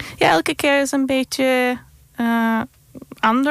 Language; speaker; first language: Dutch; non-native, fluent; Turkish